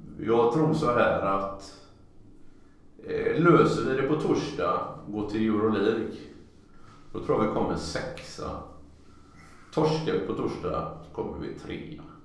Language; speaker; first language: Swedish; native; Swedish